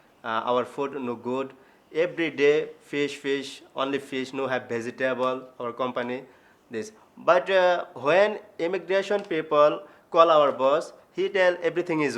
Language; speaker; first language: English; non-native, learner; Bangla